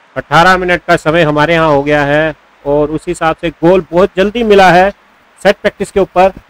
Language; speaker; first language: Hindi; native; Hindi